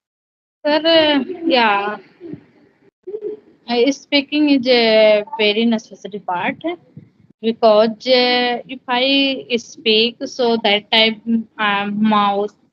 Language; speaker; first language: English; non-native, learner; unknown